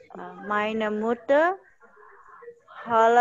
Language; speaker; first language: German; non-native, learner; Indonesian